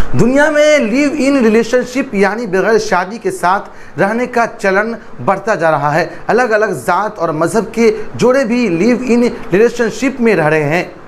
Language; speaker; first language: Urdu; native; Urdu